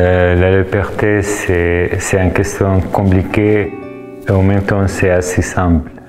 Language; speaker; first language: French; non-native, fluent; Arabic